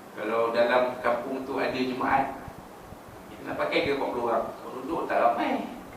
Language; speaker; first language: Malay; native; Malay